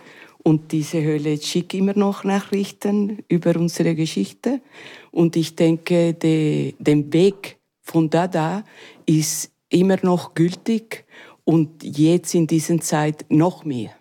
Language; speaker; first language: German; non-native, learner; Spanish